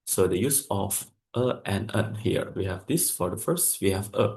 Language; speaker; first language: English; non-native, fluent; Indonesian